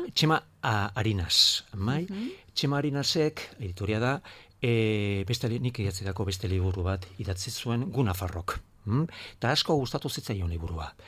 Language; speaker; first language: Basque; non-native, local second language; Spanish